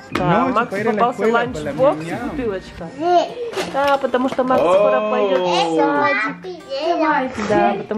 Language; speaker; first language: Russian; native; Russian